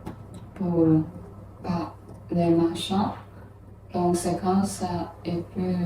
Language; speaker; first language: French; non-native, learner; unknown